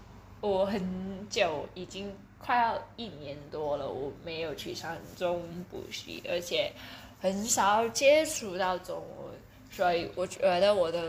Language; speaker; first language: Chinese; early bilingual, heritage; Chinese